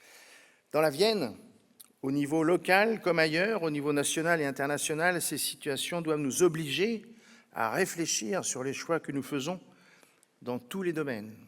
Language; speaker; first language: French; native; French